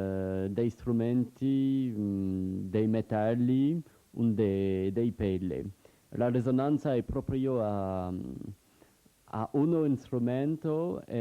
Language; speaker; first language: Italian; non-native, learner; French